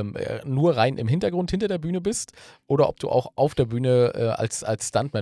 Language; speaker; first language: German; native; German